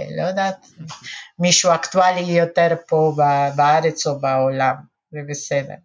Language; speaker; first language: Hebrew; non-native, fluent; Spanish